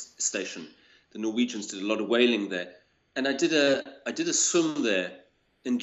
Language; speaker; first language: English; native; English